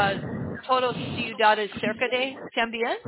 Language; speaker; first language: Spanish; non-native, learner; English